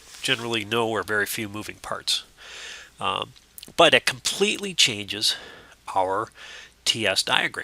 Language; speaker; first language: English; native; English